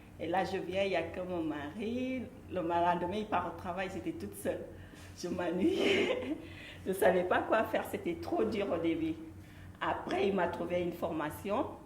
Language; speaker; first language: French; non-native, local second language; Fula